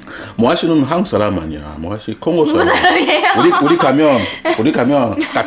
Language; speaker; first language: Korean; non-native, learner; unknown